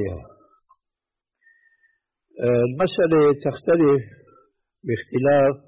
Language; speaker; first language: Arabic; native; Arabic